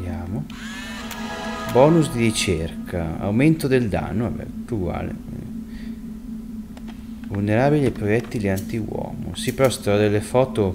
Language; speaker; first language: Italian; native; Italian